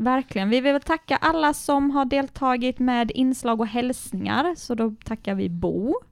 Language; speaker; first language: Swedish; native; Swedish